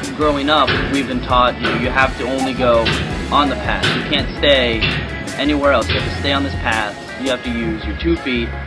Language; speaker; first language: English; native; English